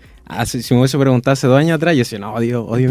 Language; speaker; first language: Spanish; native; Spanish